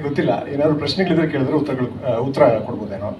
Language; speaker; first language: Kannada; native; Kannada